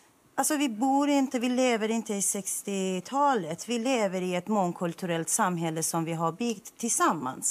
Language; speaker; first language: Swedish; non-native, fluent; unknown